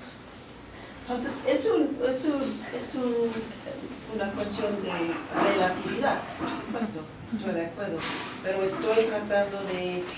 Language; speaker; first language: Spanish; non-native, fluent; English